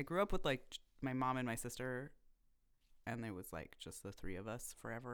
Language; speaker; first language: English; native; English